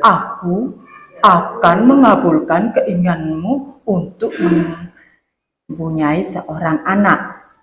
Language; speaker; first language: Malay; non-native, local second language; Javanese